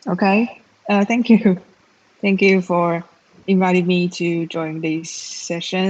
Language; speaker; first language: English; non-native, learner; Chinese